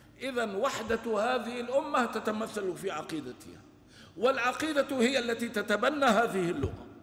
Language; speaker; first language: Arabic; non-native, local second language; Kurdish